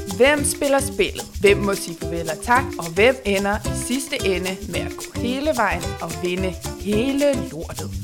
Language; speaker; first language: Danish; native; Danish